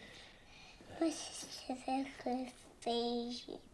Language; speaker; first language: French; early bilingual, heritage; French